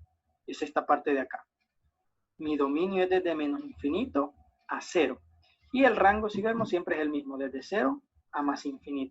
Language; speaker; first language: Spanish; native; Spanish